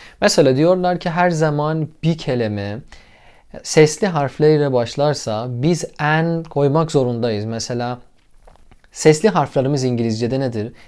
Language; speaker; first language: Turkish; non-native, fluent; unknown